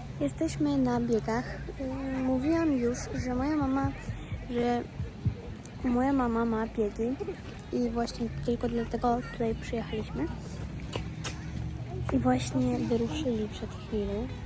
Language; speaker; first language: Polish; early bilingual, other home language; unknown